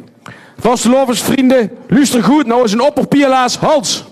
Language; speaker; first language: Dutch; native; Dutch